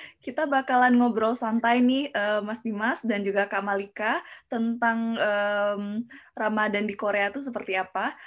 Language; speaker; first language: Indonesian; native; Indonesian